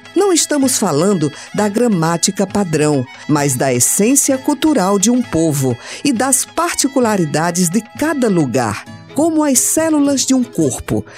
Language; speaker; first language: Portuguese; native; Portuguese